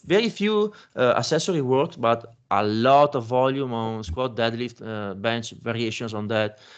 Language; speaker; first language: English; non-native, fluent; Italian